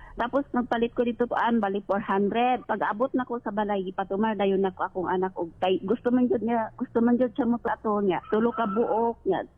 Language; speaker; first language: Cebuano; native; Cebuano